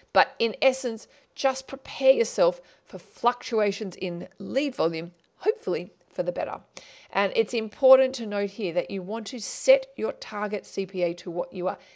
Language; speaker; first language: English; native; English